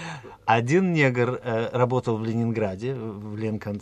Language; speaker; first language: Russian; native; Russian